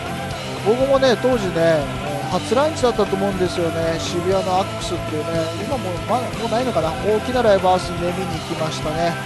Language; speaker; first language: Japanese; native; Japanese